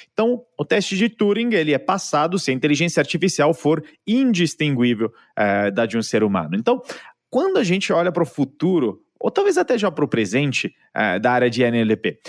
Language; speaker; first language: Portuguese; non-native, fluent; Italian